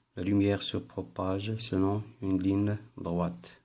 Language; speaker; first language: French; non-native, local second language; Arabic